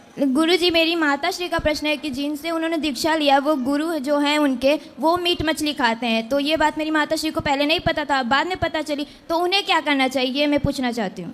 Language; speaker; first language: Hindi; native; Hindi